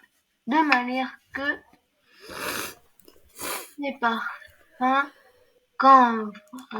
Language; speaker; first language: French; non-native, learner; Arabic